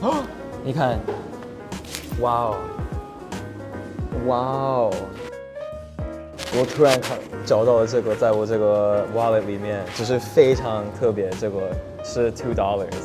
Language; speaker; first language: Chinese; non-native, fluent; English